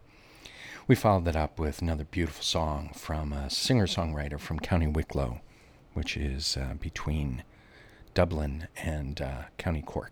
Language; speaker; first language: English; native; English